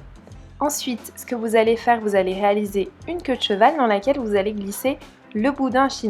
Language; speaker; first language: French; native; French